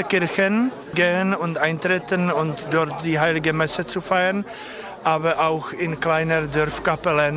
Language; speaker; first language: German; non-native, learner; Czech